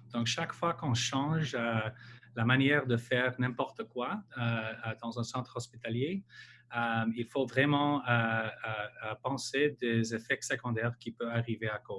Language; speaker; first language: French; non-native, local second language; English